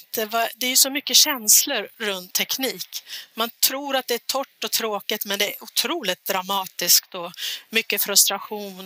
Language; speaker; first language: Swedish; native; Swedish